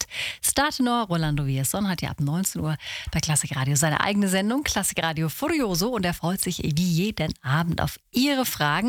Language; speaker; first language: German; native; German